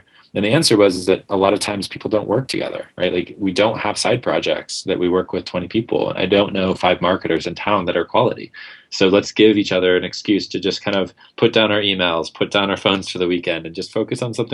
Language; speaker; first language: English; native; English